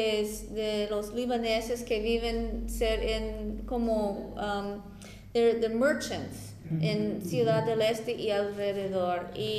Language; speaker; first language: Spanish; non-native, fluent; English